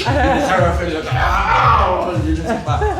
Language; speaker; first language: French; non-native, learner; Spanish